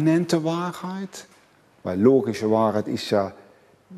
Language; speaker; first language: German; non-native, fluent; Dutch